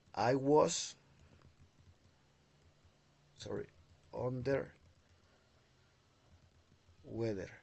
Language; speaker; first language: English; non-native, learner; Spanish